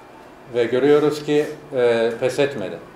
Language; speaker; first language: Turkish; native; Turkish